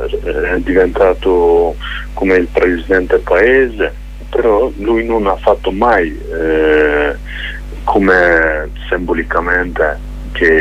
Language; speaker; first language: Italian; non-native, fluent; Kurdish